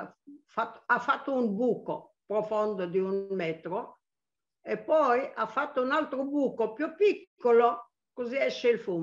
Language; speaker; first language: Italian; non-native, local second language; Arabic